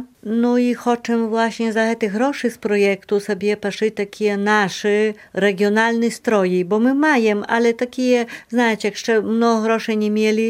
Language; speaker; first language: Polish; non-native, local second language; Belarusian